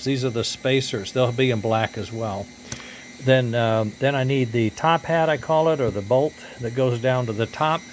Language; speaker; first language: English; native; English